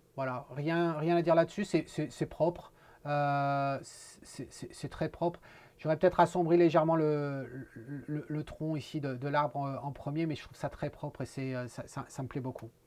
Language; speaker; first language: French; native; French